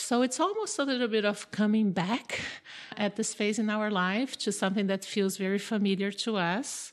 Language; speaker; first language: English; non-native, fluent; Portuguese